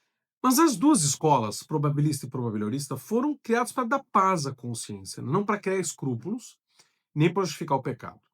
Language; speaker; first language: Portuguese; native; Portuguese